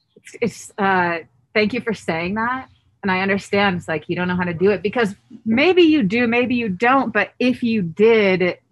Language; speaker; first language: English; native; English